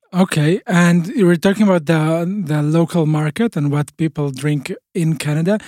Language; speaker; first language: English; non-native, fluent; Hebrew